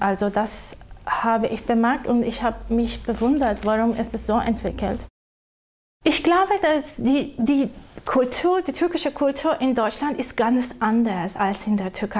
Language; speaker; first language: German; non-native, fluent; Turkish